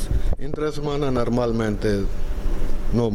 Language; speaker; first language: Spanish; non-native, learner; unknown